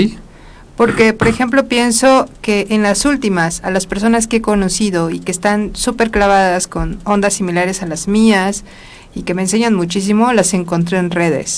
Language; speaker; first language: Spanish; native; Spanish